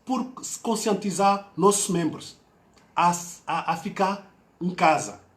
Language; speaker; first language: Portuguese; non-native, fluent; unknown